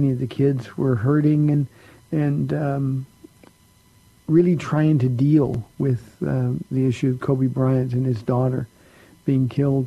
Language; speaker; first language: English; native; English